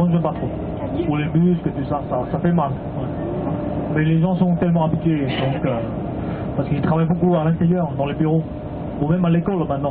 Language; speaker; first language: French; non-native, fluent; Cantonese